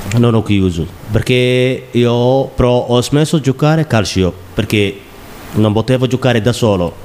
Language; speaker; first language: Italian; non-native, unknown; Somali